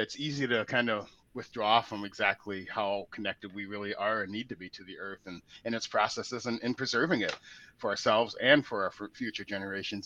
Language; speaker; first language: English; native; English